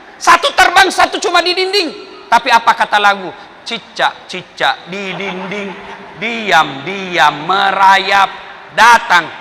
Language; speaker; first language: Indonesian; non-native, local second language; Buginese